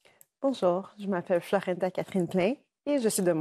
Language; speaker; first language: French; native; French